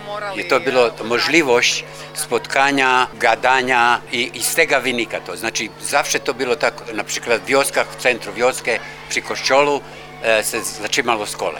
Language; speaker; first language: Polish; non-native, learner; Croatian